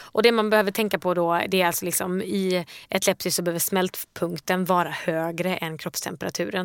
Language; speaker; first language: Swedish; native; Swedish